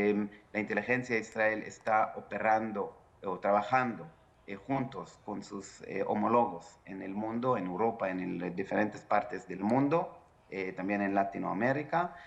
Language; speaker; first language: Spanish; non-native, fluent; Hebrew